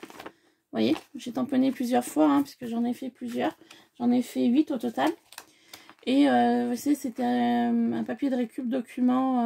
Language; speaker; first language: French; native; French